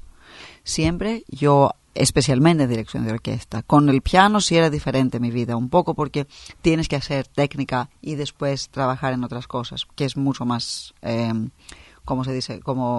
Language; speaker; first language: Spanish; non-native, fluent; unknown